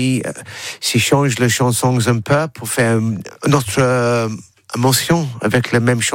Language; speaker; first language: French; non-native, learner; English